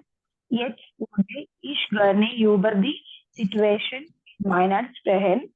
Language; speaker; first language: German; non-native, learner; Malayalam